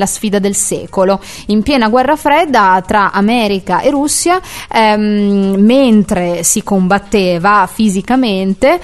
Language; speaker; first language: Italian; native; Italian